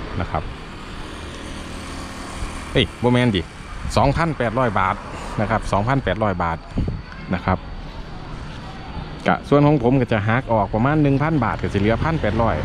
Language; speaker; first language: Thai; non-native, local second language; Lao